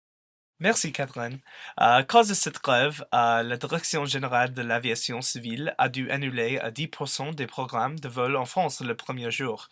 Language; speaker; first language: French; non-native, learner; English